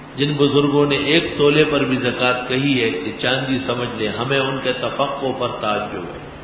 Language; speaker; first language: Urdu; non-native, local second language; Pashto